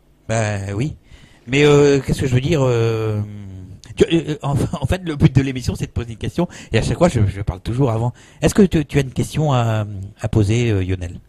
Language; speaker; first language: French; native; French